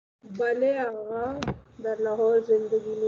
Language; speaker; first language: Persian; non-native, learner; Urdu